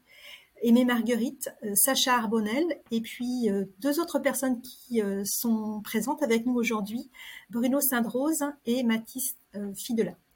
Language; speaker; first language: French; native; French